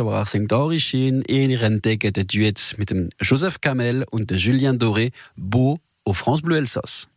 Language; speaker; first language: German; non-native, local second language; French